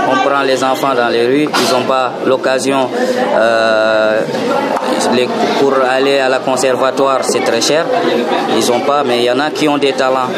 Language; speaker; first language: French; non-native, local second language; Fula